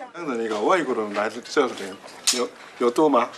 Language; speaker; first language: Chinese; non-native, learner; Korean